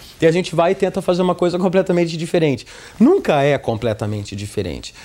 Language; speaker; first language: Portuguese; early bilingual, other home language; English